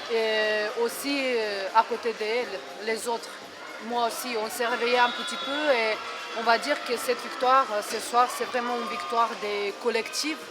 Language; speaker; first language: French; non-native, fluent; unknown